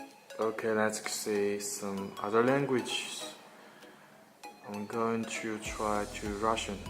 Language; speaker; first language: English; non-native, learner; Chinese